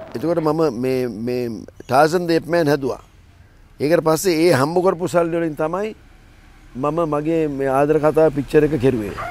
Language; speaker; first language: Sinhala; non-native, local second language; Tamil